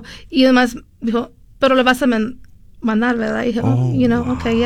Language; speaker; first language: Spanish; early bilingual, heritage; Spanish